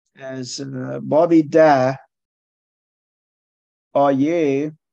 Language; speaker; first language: Persian; non-native, learner; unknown